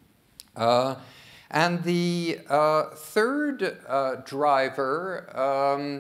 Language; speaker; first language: English; early bilingual, other home language; French